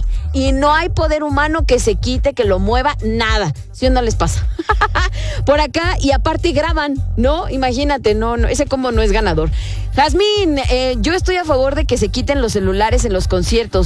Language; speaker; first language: Spanish; native; Spanish